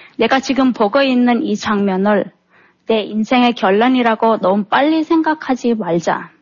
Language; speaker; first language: Korean; non-native, fluent; Turkmen